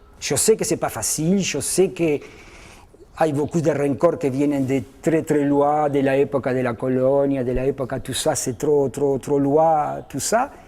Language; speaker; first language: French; non-native, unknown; Spanish